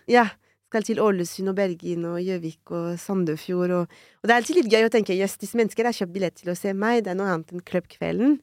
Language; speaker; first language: Norwegian; non-native, fluent; French